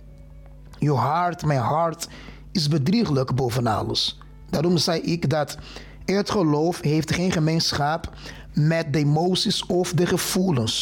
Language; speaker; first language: Dutch; non-native, fluent; Portuguese